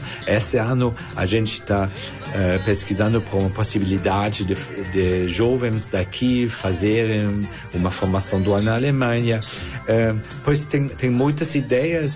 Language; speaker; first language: Portuguese; non-native, fluent; German